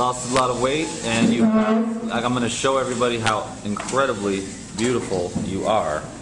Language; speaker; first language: English; native; English